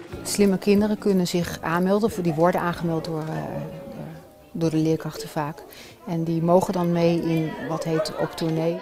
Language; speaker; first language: Dutch; native; Dutch